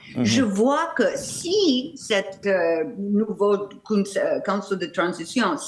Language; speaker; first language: French; non-native, learner; English